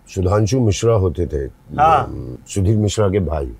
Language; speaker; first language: Hindi; native; Hindi